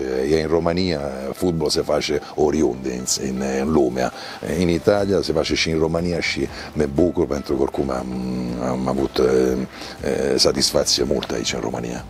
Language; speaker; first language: Romanian; non-native, learner; Italian